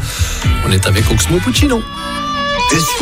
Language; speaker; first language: French; native; French